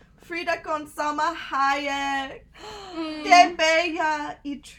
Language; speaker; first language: Spanish; non-native, learner; English